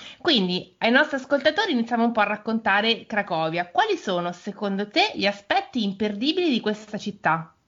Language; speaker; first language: Italian; native; Italian